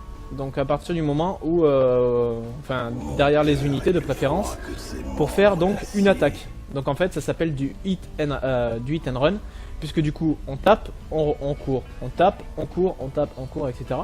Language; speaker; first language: French; native; French